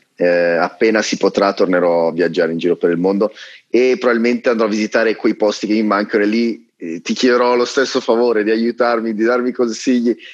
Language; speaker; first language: Italian; native; Italian